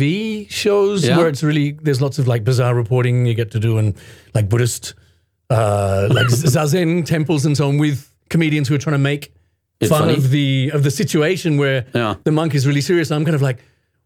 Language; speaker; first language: English; native; English